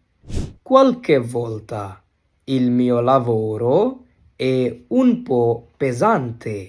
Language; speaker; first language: Italian; non-native, fluent; Bangla